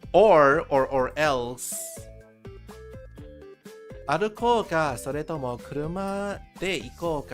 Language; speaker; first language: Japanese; non-native, learner; English